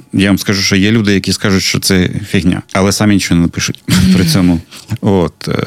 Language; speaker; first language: Ukrainian; non-native, local second language; Russian